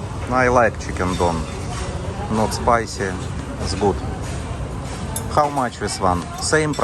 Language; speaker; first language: English; non-native, learner; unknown